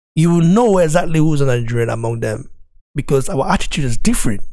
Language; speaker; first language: English; non-native, local second language; Bini